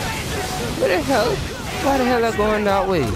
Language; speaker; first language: English; native; English